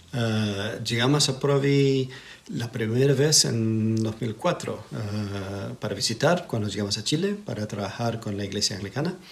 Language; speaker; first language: Spanish; non-native, fluent; English